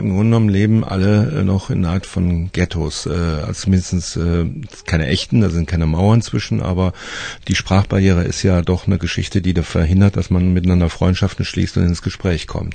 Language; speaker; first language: German; native; German